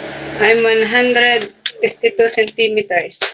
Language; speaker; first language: English; non-native, learner; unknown